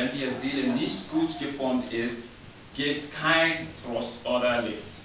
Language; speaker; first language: German; non-native, learner; English